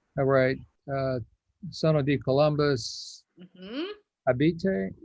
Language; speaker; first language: Italian; non-native, learner; English